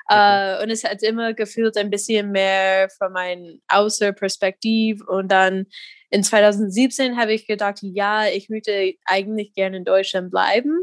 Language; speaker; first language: German; non-native, fluent; English